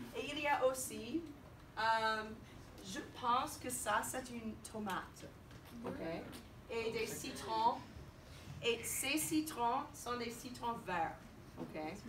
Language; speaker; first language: French; non-native, fluent; English